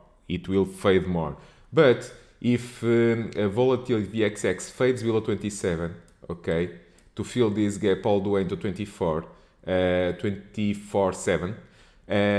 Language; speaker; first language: English; non-native, fluent; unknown